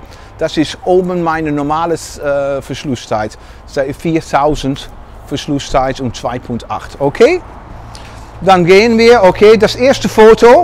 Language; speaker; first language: German; non-native, learner; Dutch